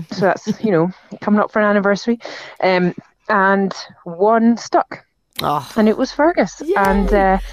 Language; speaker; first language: English; native; English